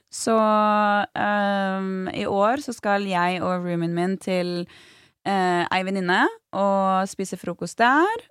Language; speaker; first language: Norwegian; native; Norwegian